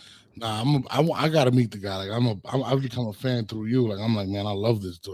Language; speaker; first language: English; native; English